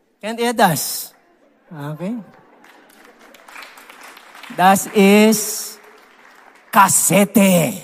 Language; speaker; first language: German; non-native, learner; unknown